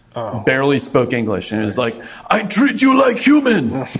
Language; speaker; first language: English; native; English